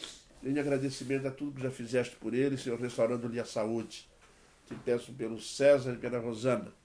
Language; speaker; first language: Portuguese; native; Portuguese